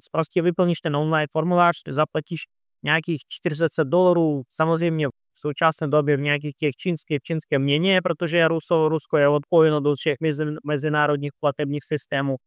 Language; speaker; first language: Czech; non-native, fluent; Russian